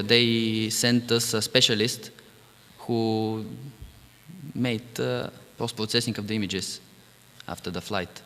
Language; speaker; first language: English; non-native, fluent; Bulgarian